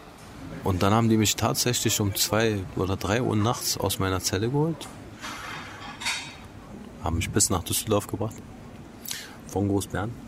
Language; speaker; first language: German; early bilingual, other home language; Albanian